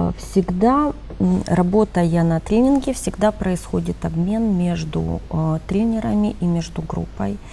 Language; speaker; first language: Russian; native; Russian